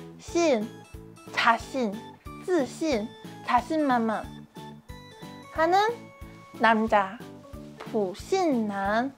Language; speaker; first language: Korean; non-native, fluent; Chinese